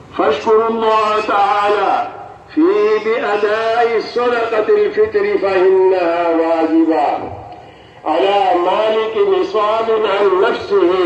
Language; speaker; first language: Arabic; non-native, fluent; Urdu